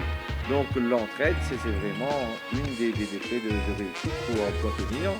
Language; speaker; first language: French; native; French